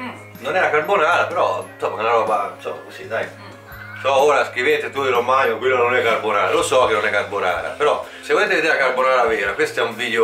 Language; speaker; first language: Italian; native; Italian